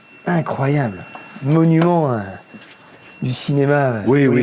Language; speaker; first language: French; native; French